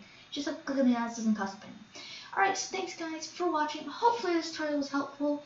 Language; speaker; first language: English; native; English